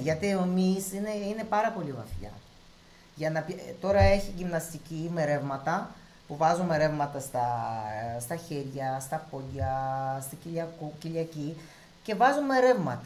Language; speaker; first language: Greek; non-native, fluent; Russian